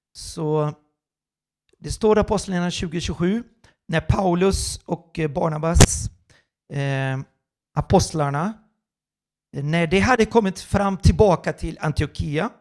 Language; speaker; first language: Swedish; non-native, fluent; Portuguese